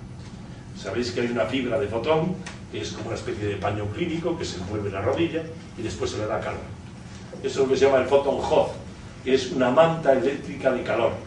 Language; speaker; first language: Spanish; native; Spanish